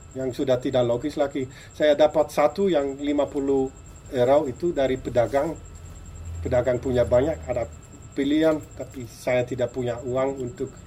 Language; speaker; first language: Indonesian; non-native, fluent; Dutch